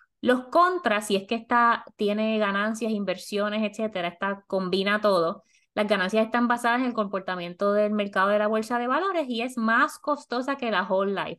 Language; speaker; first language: Spanish; native; Spanish